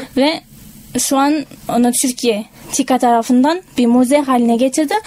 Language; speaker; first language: Turkish; non-native, fluent; Kazakh